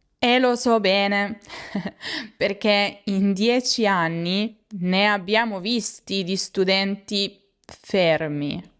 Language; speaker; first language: Italian; native; Italian